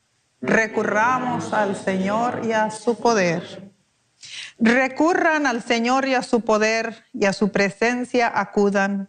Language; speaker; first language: Spanish; native; Spanish